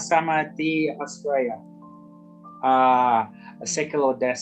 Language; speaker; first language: Indonesian; non-native, learner; English